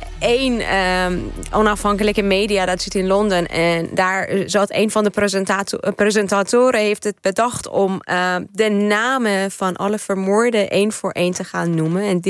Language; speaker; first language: Dutch; non-native, fluent; Persian